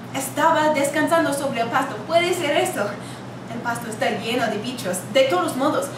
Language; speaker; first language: Spanish; non-native, fluent; English